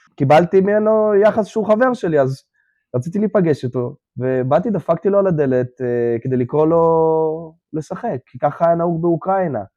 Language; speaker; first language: Hebrew; early bilingual, other home language; Russian